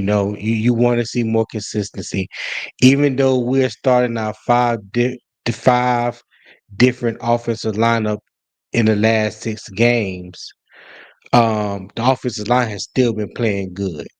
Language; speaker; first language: English; native; English